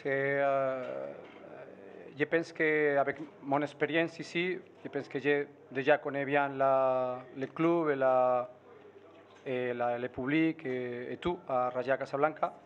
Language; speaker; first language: French; non-native, fluent; Spanish